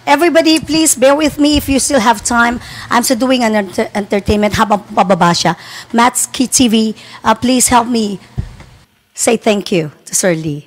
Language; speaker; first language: English; non-native, local second language; Filipino